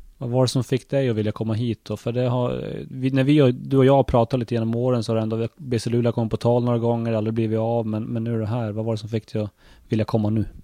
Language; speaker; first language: Swedish; native; Swedish